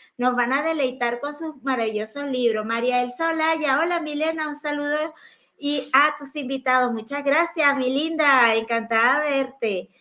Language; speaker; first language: Spanish; native; Spanish